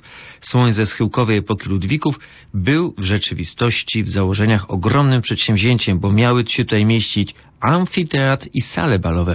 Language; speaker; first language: Polish; native; Polish